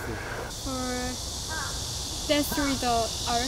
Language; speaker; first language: English; non-native, learner; Korean